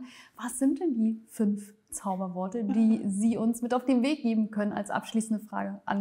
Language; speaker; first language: German; native; German